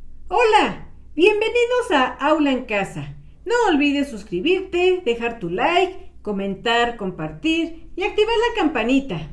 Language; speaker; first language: Spanish; native; Spanish